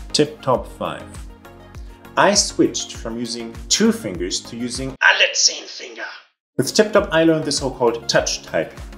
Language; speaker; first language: English; non-native, fluent; German